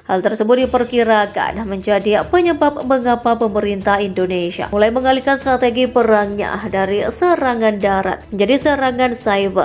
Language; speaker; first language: Indonesian; native; Indonesian